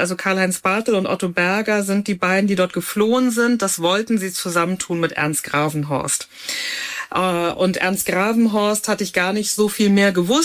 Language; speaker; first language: German; native; German